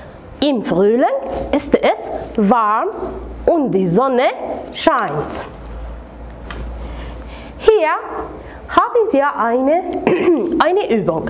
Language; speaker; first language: German; non-native, fluent; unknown